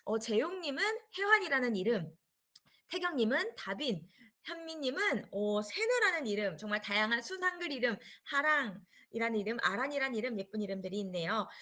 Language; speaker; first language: Korean; native; Korean